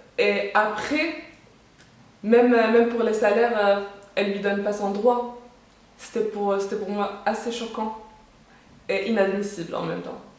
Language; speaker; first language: French; non-native, local second language; Arabic